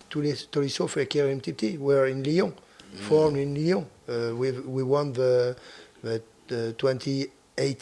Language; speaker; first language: English; non-native, fluent; French